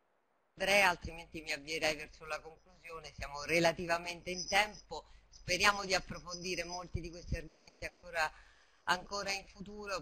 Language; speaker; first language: Italian; native; Italian